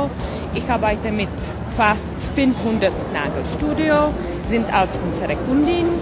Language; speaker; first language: German; non-native, learner; Czech